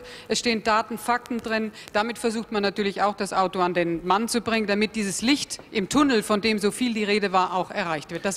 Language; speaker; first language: German; native; German